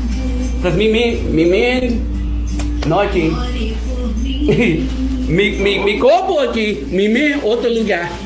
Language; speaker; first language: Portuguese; non-native, learner; English